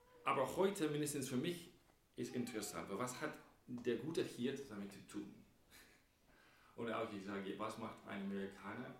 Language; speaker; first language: German; non-native, fluent; English